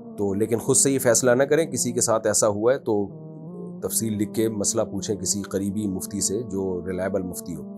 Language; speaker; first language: Urdu; native; Urdu